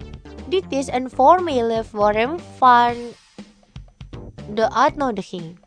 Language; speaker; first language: Dutch; non-native, fluent; Indonesian